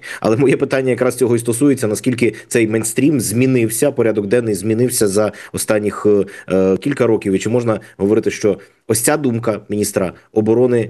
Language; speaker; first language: Ukrainian; native; Ukrainian